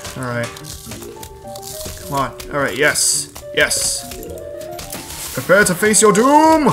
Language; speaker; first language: English; native; English